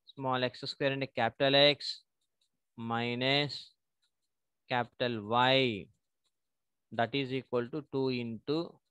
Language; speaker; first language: English; non-native, local second language; Telugu